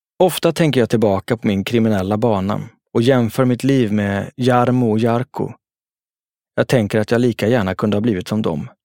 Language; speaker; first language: Swedish; native; Swedish